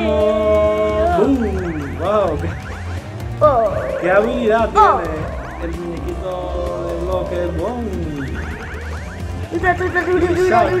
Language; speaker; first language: Spanish; native; Spanish